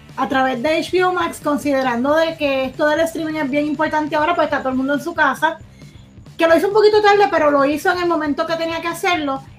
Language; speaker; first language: Spanish; native; Spanish